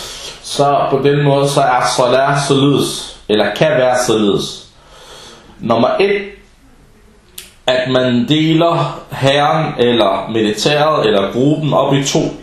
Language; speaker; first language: Danish; non-native, fluent; Arabic